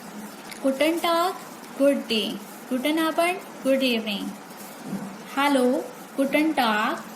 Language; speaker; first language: German; non-native, learner; Hindi